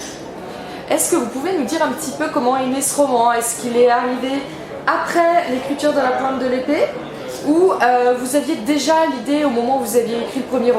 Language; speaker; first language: French; native; French